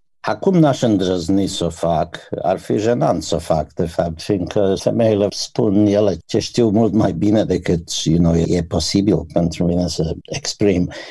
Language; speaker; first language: Romanian; native; Romanian